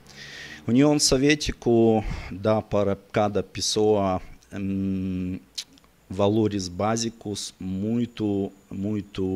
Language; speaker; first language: Portuguese; non-native, learner; Russian